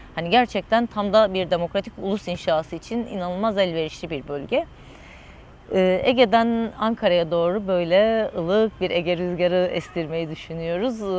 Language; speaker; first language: Turkish; native; Turkish